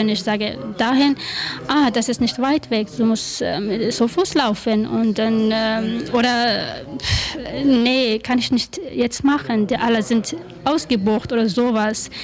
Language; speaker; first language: German; non-native, learner; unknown